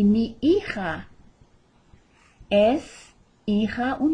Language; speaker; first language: Spanish; non-native, fluent; English